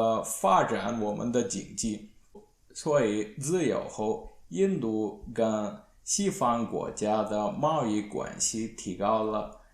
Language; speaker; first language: Chinese; non-native, learner; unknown